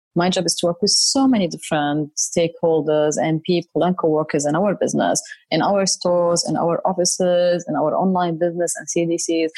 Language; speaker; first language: English; non-native, fluent; Arabic